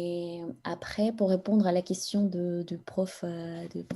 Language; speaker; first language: French; non-native, fluent; Spanish